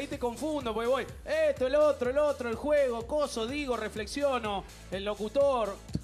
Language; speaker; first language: Spanish; native; Spanish